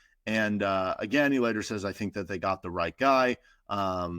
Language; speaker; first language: English; native; English